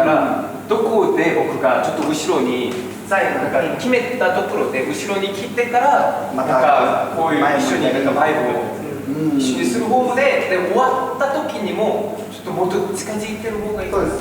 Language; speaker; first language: Japanese; non-native, fluent; Korean